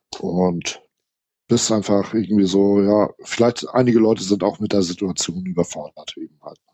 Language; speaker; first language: German; native; German